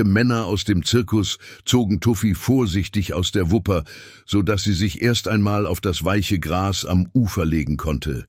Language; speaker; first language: German; native; German